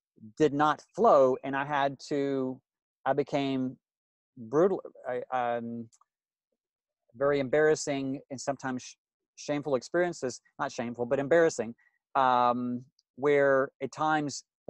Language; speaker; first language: English; native; English